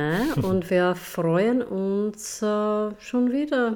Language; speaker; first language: German; non-native, fluent; Czech